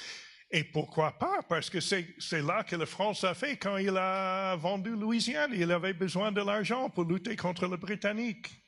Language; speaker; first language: French; non-native, fluent; English